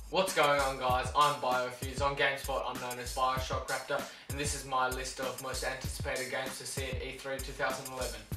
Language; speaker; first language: English; native; English